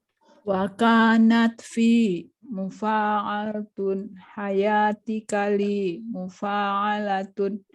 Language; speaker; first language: Arabic; non-native, learner; Indonesian